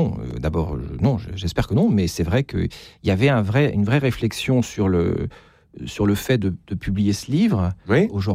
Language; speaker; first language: French; native; French